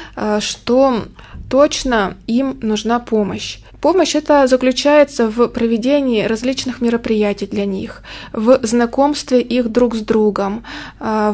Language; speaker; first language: Russian; native; Russian